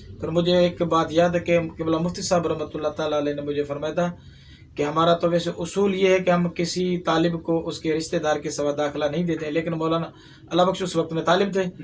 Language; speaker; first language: Urdu; non-native, local second language; Sindhi